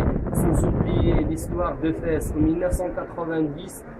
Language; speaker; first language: French; non-native, local second language; Arabic